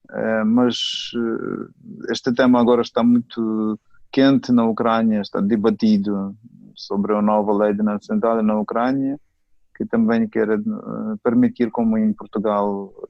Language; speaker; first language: Portuguese; non-native, fluent; Ukrainian